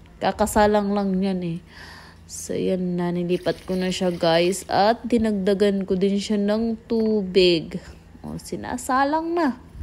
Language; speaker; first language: Filipino; non-native, local second language; Cebuano